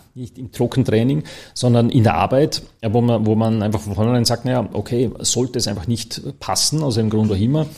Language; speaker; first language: German; native; German